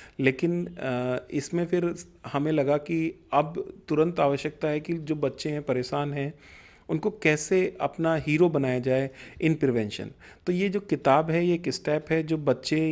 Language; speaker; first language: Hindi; non-native, local second language; Punjabi